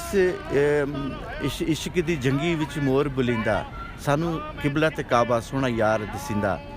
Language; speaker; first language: Urdu; non-native, local second language; Punjabi